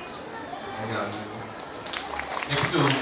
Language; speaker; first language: Indonesian; non-native, fluent; Slovak